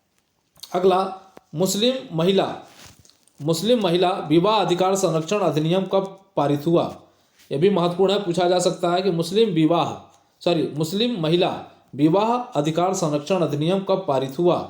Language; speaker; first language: Hindi; native; Hindi